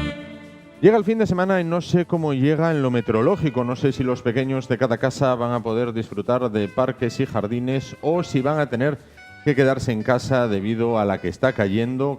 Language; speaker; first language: Spanish; native; Spanish